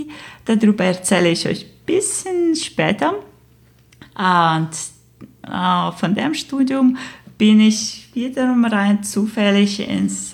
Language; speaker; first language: German; non-native, fluent; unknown